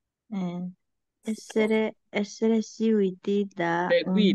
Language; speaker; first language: Italian; non-native, learner; Bangla